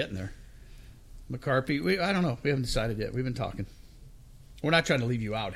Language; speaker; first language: English; native; English